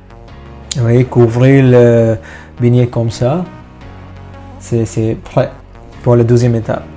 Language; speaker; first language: French; non-native, fluent; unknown